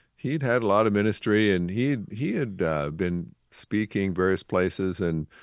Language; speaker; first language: English; native; English